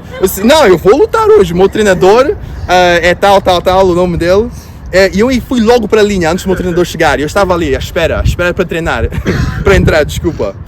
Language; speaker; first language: Portuguese; non-native, fluent; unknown